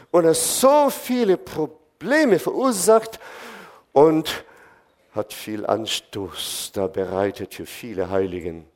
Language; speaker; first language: German; non-native, fluent; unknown